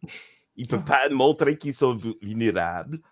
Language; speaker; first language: French; non-native, local second language; English